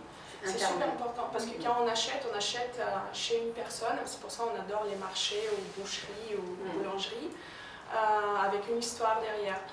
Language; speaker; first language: French; non-native, fluent; Russian